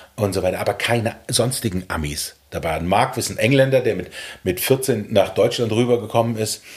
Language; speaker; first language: German; native; German